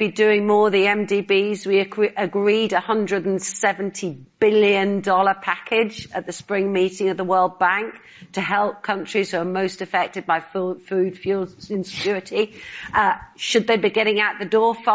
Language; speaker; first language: English; native; English